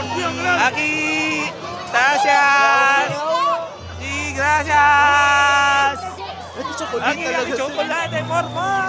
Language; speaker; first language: Spanish; non-native, learner; Filipino